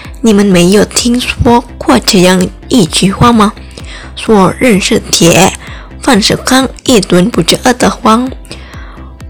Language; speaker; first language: Chinese; non-native, learner; Indonesian